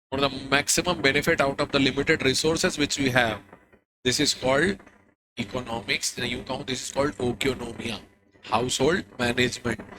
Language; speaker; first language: English; non-native, local second language; Hindi